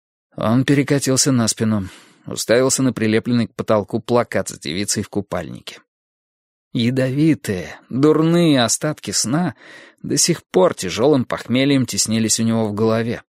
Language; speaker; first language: Russian; native; Russian